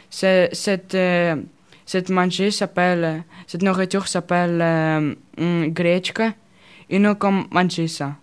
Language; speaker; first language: French; non-native, learner; Russian